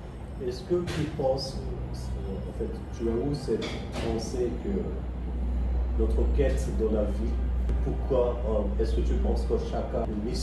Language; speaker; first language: French; non-native, fluent; Bangla